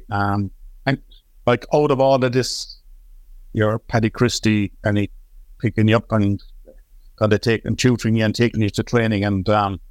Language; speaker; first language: English; native; English